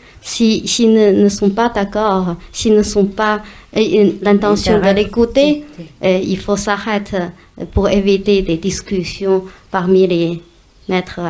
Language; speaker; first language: French; non-native, fluent; Chinese